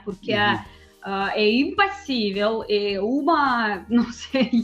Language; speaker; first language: Portuguese; non-native, fluent; Russian